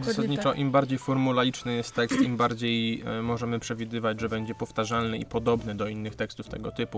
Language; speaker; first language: Polish; native; Polish